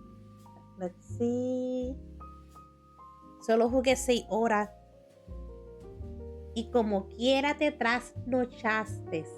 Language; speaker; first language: Spanish; early bilingual, heritage; Spanish